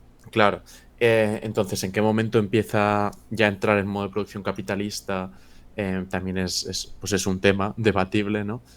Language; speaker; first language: Spanish; native; Spanish